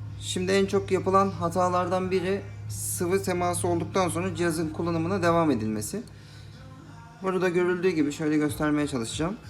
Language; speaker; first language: Turkish; native; Turkish